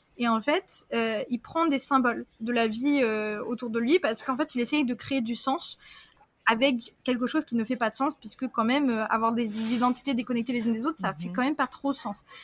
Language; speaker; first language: French; early bilingual, other home language; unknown